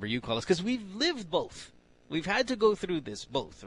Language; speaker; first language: English; non-native, local second language; Filipino